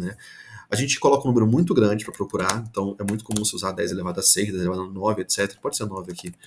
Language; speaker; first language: Portuguese; native; Portuguese